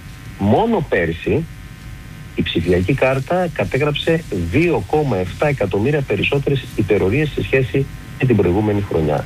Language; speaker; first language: Greek; native; Greek